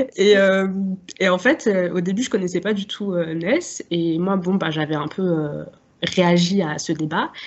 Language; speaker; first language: French; native; French